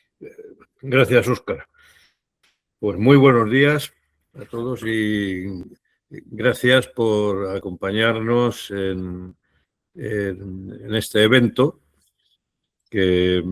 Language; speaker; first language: Spanish; native; Spanish